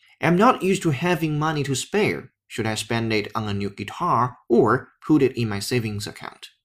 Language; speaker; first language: English; non-native, fluent; Chinese